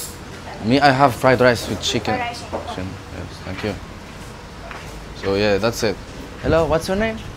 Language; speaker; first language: English; non-native, learner; Arabic